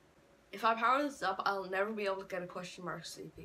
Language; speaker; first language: English; native; English